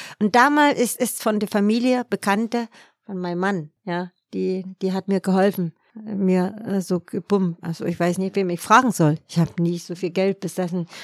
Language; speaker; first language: German; non-native, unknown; Vietnamese